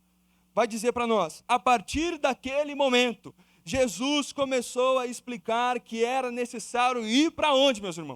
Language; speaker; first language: Portuguese; native; Portuguese